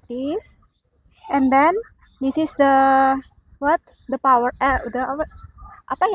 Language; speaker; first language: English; non-native, learner; Indonesian